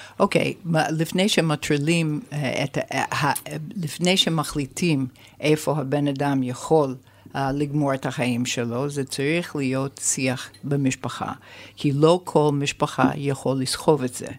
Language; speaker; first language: Hebrew; non-native, fluent; English